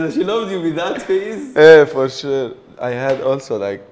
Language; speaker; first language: English; early bilingual, other home language; French